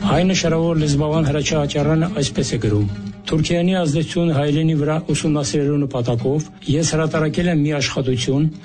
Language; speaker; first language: Armenian; non-native, fluent; Azerbaijani